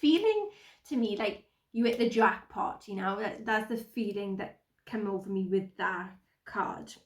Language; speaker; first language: English; native; English